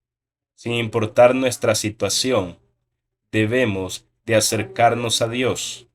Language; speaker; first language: Spanish; native; Spanish